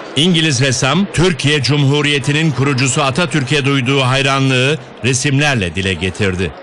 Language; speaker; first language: Turkish; native; Turkish